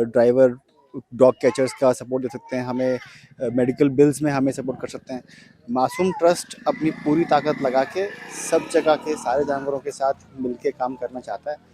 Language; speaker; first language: Hindi; non-native, local second language; Gujarati